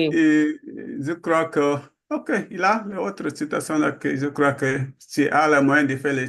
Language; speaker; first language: French; non-native, learner; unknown